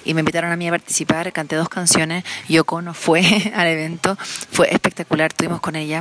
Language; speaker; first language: Spanish; native; Spanish